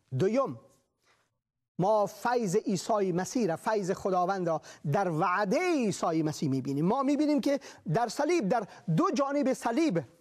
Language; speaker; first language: Persian; native; Persian